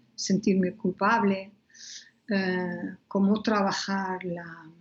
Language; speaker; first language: Spanish; non-native, fluent; Dutch